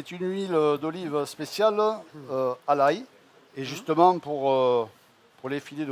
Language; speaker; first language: French; native; French